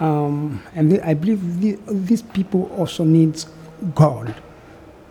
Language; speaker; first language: English; non-native, local second language; Kikuyu